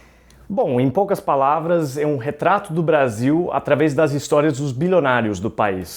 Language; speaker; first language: Portuguese; non-native, fluent; English